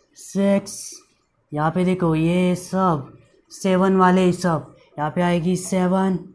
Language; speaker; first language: Hindi; non-native, local second language; Marathi